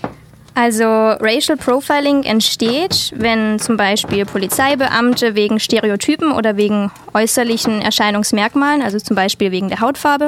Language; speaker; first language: German; native; German